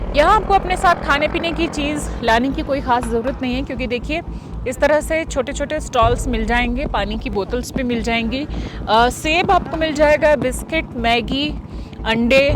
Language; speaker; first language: Hindi; native; Hindi